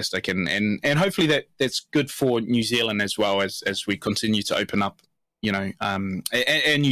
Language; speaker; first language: English; native; English